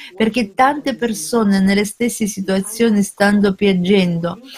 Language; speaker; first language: Italian; non-native, fluent; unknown